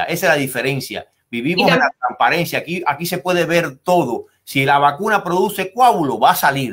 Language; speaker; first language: Spanish; native; Spanish